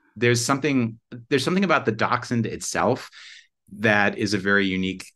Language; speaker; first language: English; native; English